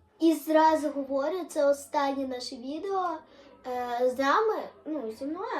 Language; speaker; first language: Ukrainian; non-native, local second language; Russian